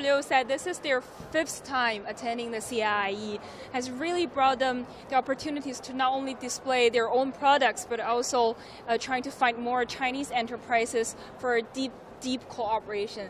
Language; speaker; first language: English; non-native, fluent; Chinese